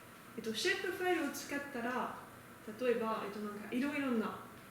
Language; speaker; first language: Japanese; non-native, learner; French